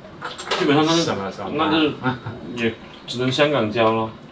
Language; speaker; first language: Chinese; native; Chinese